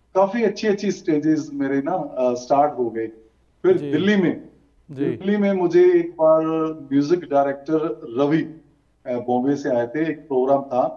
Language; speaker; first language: Hindi; native; Hindi